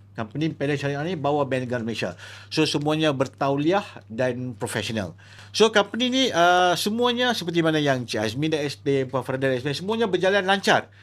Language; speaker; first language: Malay; native; Malay